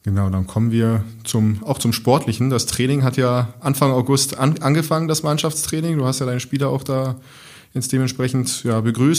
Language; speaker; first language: German; native; German